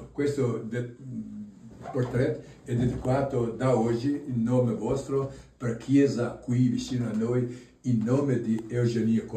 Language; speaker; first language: Italian; non-native, learner; Albanian